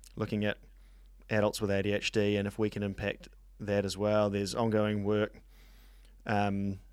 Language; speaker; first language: English; native; English